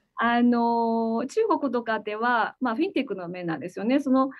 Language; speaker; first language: Japanese; non-native, fluent; Chinese